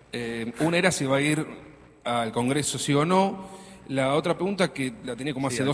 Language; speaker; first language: Spanish; native; Spanish